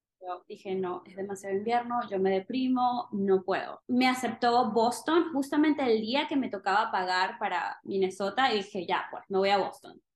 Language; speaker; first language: Spanish; native; Spanish